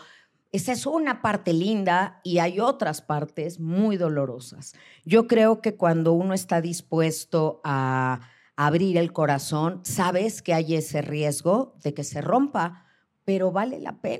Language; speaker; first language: Spanish; native; Spanish